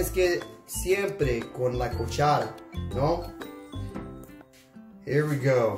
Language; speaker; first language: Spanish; early bilingual, heritage; Spanish